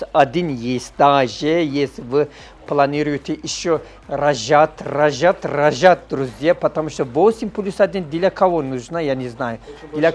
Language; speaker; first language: Russian; non-native, learner; Turkish